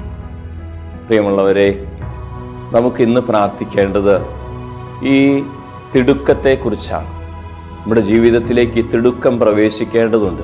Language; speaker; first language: Malayalam; native; Malayalam